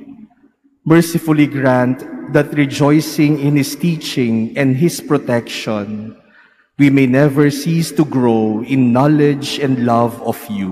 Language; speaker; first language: English; non-native, local second language; Filipino